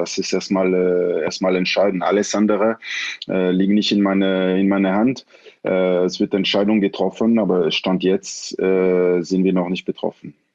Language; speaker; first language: German; non-native, fluent; French